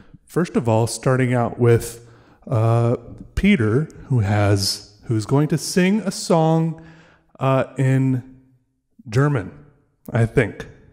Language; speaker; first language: English; native; English